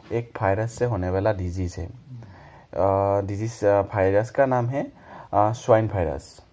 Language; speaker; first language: Hindi; non-native, local second language; Assamese